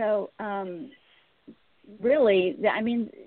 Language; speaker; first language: English; native; English